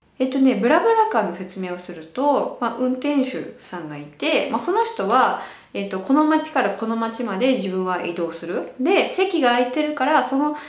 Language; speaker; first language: Japanese; native; Japanese